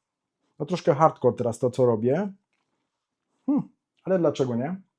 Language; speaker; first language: Polish; native; Polish